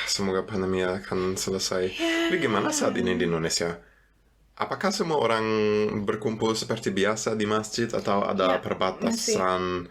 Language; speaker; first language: Indonesian; non-native, fluent; German